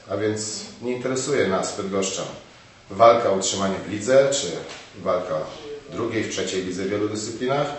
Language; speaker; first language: Polish; native; Polish